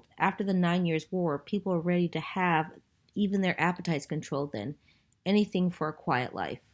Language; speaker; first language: English; native; English